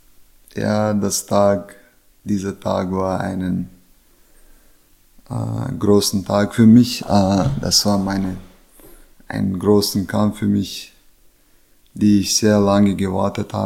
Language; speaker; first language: German; non-native, fluent; Chechen